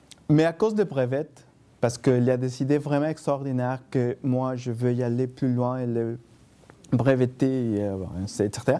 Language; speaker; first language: French; non-native, fluent; Spanish